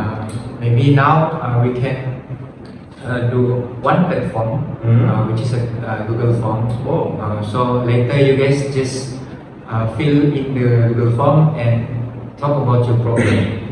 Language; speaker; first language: English; non-native, fluent; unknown